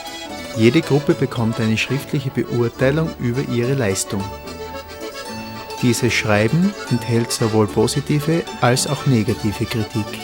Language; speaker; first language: German; native; German